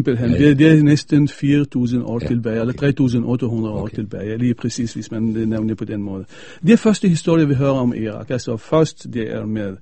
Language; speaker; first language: Danish; non-native, fluent; Arabic